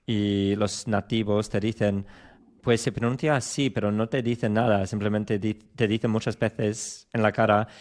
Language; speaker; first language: Spanish; non-native, fluent; English